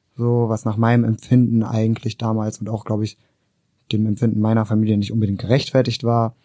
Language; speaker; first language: German; early bilingual, other home language; Turkish